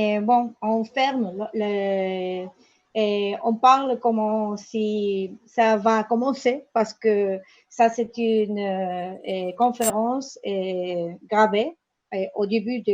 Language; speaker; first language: French; non-native, learner; Spanish